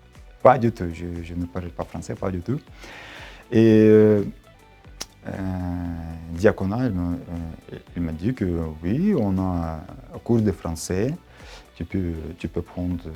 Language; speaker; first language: French; non-native, learner; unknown